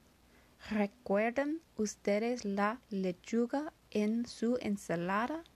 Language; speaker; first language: Spanish; non-native, learner; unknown